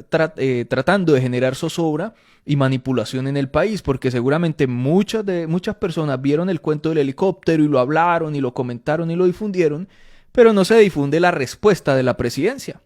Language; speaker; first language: Spanish; native; Spanish